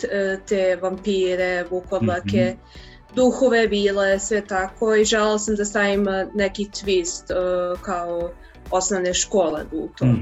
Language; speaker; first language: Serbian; early bilingual, heritage; English